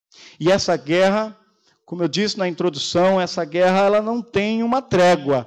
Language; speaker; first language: Portuguese; native; Portuguese